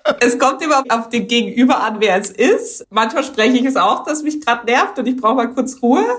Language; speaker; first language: German; native; German